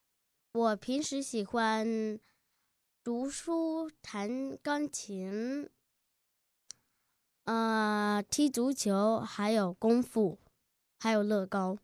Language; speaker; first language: Chinese; early bilingual, heritage; Chinese